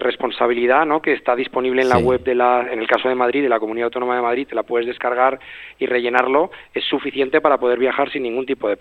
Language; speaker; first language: Spanish; native; Spanish